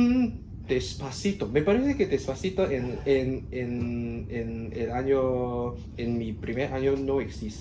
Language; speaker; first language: Spanish; non-native, learner; Cantonese